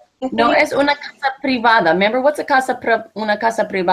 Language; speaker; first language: Spanish; non-native, fluent; English